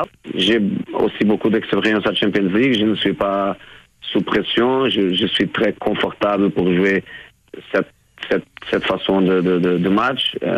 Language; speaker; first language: French; non-native, fluent; Portuguese